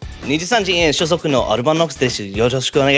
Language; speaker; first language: Japanese; non-native, learner; English